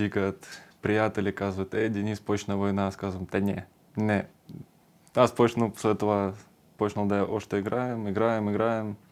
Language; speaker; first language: Bulgarian; non-native, learner; Russian